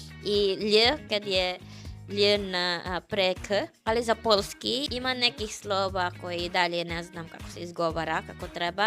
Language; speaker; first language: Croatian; non-native, fluent; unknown